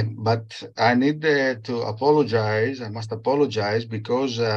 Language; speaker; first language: English; non-native, fluent; Greek